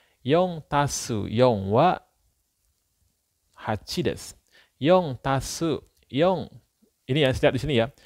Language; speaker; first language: Indonesian; native; Indonesian